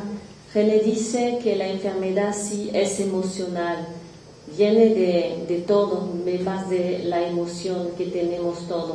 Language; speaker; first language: Spanish; non-native, fluent; French